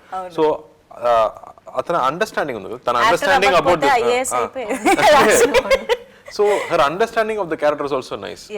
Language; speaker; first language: Telugu; non-native, fluent; Tamil